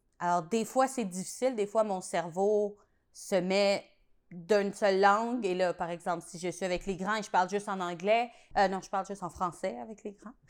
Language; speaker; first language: French; native; French